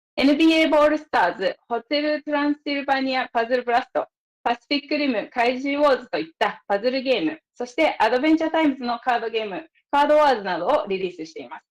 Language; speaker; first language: Japanese; native; Japanese